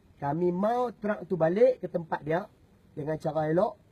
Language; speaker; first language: Malay; native; Malay